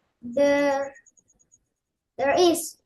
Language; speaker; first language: English; non-native, learner; Indonesian